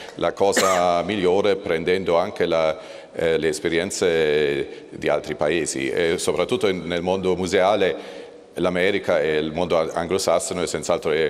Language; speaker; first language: Italian; non-native, fluent; German